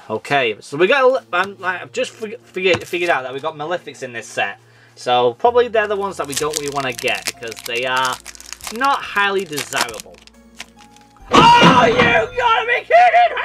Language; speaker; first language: English; native; English